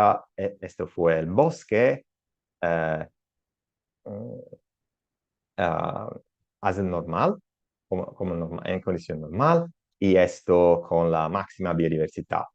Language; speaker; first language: Spanish; non-native, learner; Italian